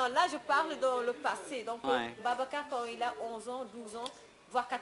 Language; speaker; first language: French; non-native, local second language; Wolof